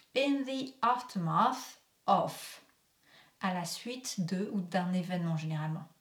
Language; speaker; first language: French; native; French